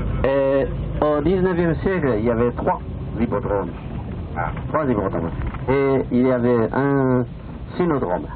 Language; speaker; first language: French; non-native, fluent; Chinese